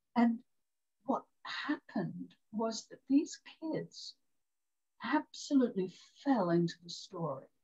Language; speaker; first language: English; native; English